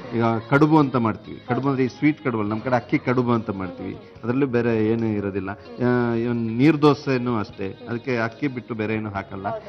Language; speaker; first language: Kannada; non-native, local second language; Tulu